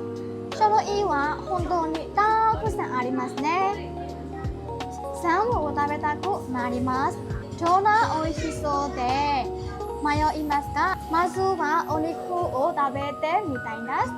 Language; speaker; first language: Japanese; non-native, learner; Burmese